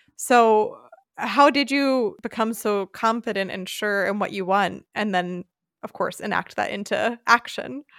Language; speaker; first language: English; native; English